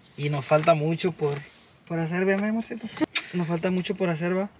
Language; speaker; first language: Spanish; native; Spanish